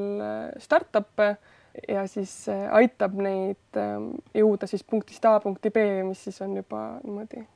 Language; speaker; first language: Estonian; native; Estonian